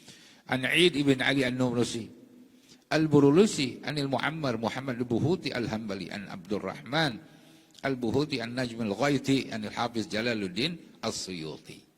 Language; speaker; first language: Arabic; non-native, fluent; Indonesian